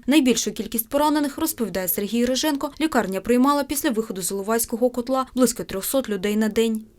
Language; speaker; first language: Ukrainian; native; Ukrainian